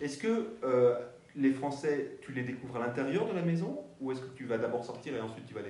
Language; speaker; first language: French; native; French